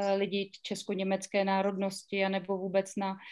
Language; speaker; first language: Czech; native; Czech